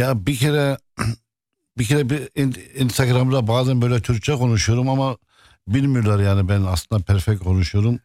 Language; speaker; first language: Turkish; non-native, fluent; Arabic